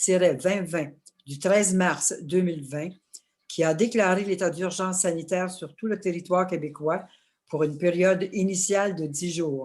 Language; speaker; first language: French; native; French